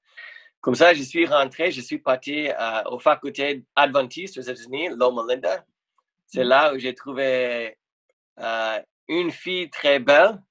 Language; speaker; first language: French; non-native, fluent; English